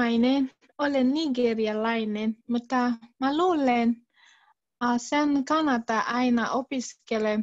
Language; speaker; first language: Finnish; non-native, learner; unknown